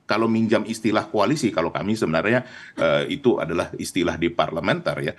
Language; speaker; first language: Indonesian; native; Indonesian